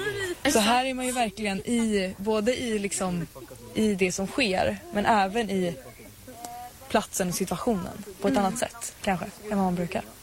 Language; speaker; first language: Swedish; native; Swedish